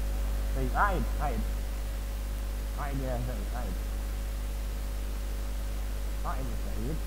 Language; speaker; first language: Arabic; non-native, fluent; Indonesian